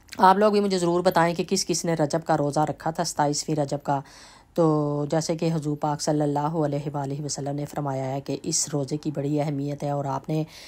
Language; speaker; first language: Urdu; native; Urdu